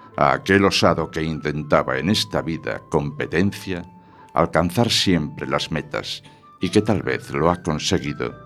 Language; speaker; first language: Spanish; native; Spanish